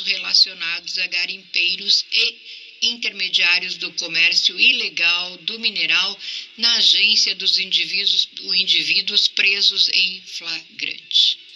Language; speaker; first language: Portuguese; native; Portuguese